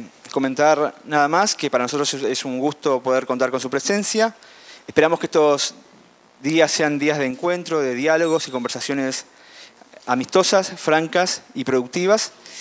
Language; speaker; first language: Spanish; native; Spanish